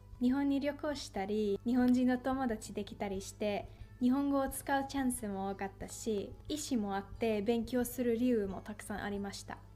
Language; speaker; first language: Japanese; non-native, fluent; Finnish